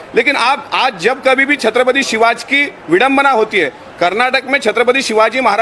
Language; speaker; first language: Hindi; non-native, local second language; Marathi